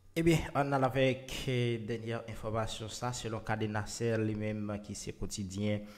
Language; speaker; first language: French; non-native, local second language; Haitian Creole